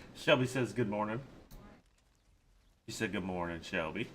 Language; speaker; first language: English; native; English